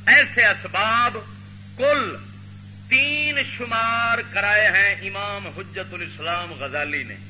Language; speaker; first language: Urdu; non-native, local second language; Punjabi